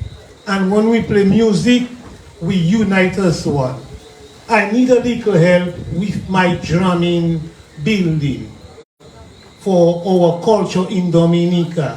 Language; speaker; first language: English; non-native, local second language; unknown